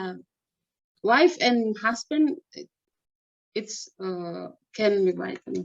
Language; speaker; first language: English; non-native, learner; Indonesian